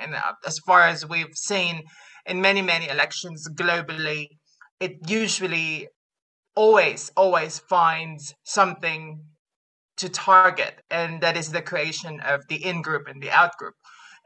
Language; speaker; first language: English; non-native, local second language; Filipino